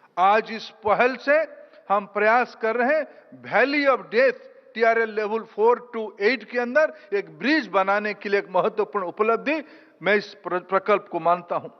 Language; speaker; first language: Hindi; non-native, local second language; Odia